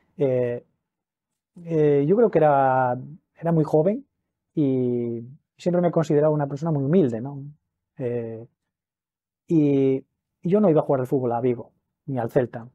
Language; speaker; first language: Spanish; native; Spanish